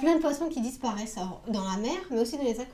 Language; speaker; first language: French; native; French